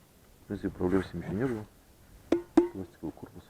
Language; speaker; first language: Russian; native; Russian